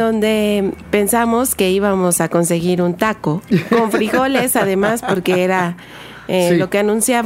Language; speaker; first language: Spanish; native; Spanish